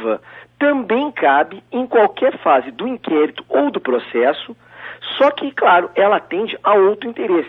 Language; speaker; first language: Portuguese; native; Portuguese